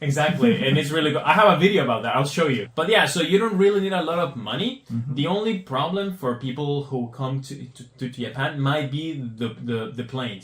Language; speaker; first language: English; non-native, fluent; Spanish